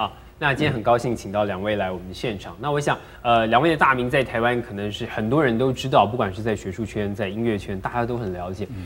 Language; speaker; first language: Chinese; native; Chinese